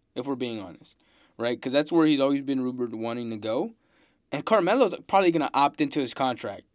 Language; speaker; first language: English; native; English